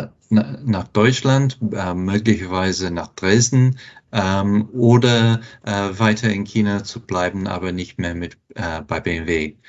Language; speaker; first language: German; non-native, fluent; English